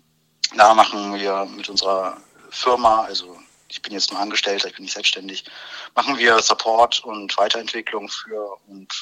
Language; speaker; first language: German; native; German